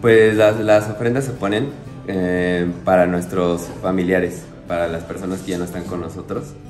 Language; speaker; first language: Spanish; native; Spanish